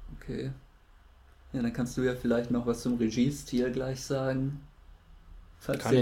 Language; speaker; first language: German; native; German